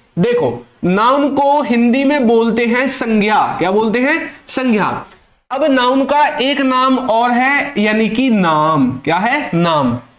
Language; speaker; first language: Hindi; native; Hindi